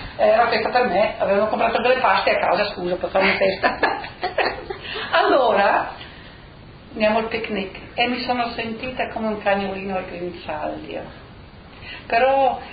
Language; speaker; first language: Italian; native; Italian